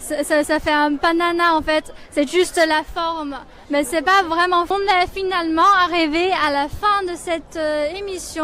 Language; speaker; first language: French; non-native, fluent; Chinese